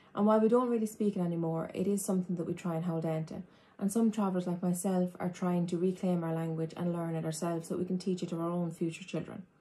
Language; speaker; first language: English; native; English